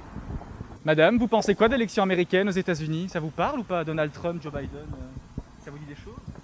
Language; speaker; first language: French; native; French